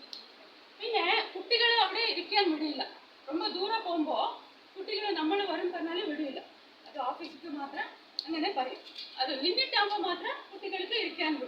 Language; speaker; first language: Malayalam; non-native, learner; Kannada